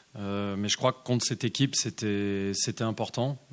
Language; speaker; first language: French; native; French